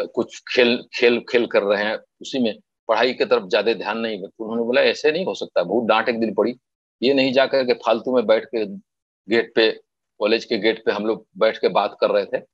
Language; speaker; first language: Hindi; native; Hindi